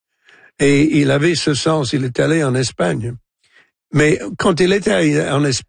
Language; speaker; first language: French; non-native, fluent; English